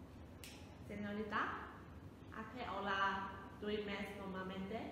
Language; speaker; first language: Spanish; non-native, learner; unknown